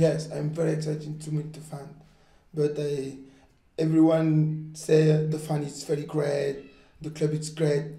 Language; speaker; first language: English; non-native, learner; French